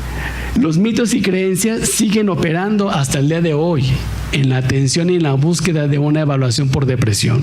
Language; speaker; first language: Spanish; native; Spanish